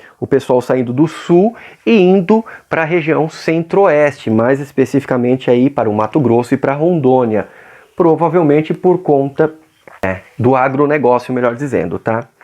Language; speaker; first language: Portuguese; native; Portuguese